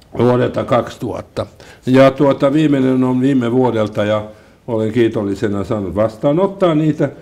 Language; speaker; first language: Finnish; non-native, local second language; Swedish